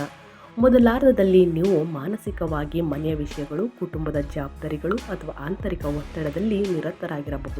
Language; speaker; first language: Kannada; native; Kannada